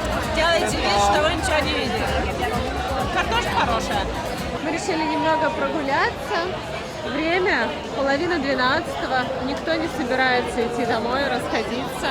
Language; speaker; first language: Russian; native; Russian